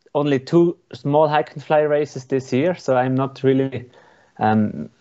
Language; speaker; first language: English; non-native, learner; Swiss German